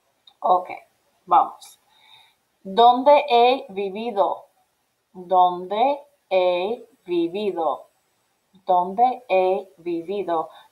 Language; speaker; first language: Spanish; non-native, fluent; English